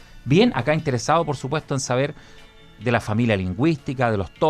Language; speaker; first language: Spanish; native; Spanish